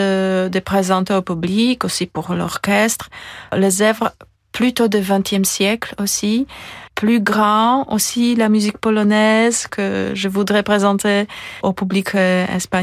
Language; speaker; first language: French; non-native, fluent; Polish